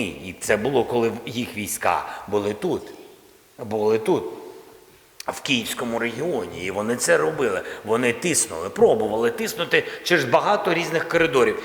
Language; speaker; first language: Ukrainian; non-native, local second language; Russian